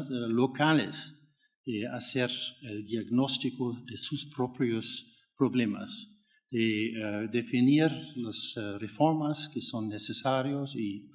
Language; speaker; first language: Spanish; non-native, fluent; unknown